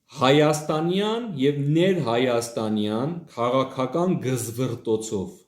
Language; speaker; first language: Armenian; native; Armenian